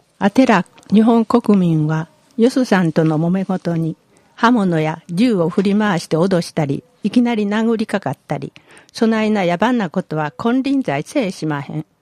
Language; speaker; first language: Japanese; native; Japanese